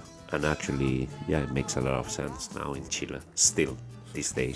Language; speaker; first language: English; non-native, fluent; Spanish